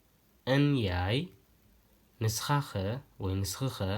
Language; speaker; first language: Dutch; non-native, learner; Tigrinya